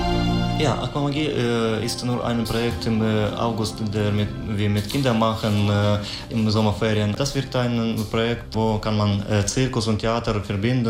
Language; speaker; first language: German; non-native, learner; Ukrainian